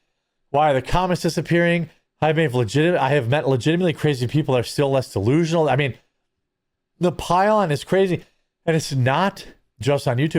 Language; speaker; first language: English; native; English